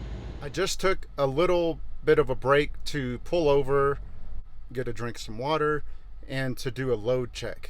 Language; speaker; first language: English; native; English